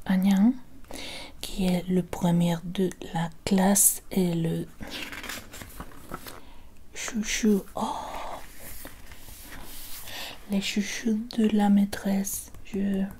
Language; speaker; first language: French; non-native, learner; Spanish